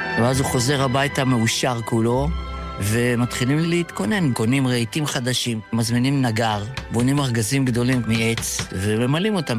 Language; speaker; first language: Hebrew; early bilingual, other home language; Yiddish